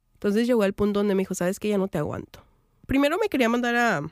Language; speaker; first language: Spanish; native; Spanish